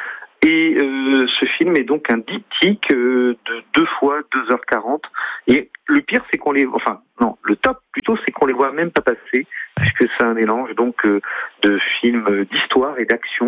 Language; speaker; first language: French; native; French